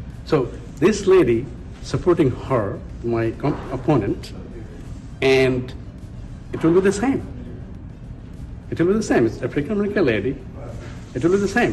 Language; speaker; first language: English; non-native, local second language; Bangla